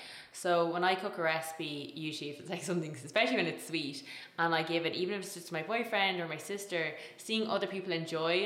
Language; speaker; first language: English; native; English